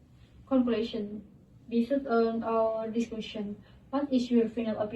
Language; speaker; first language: English; non-native, learner; Indonesian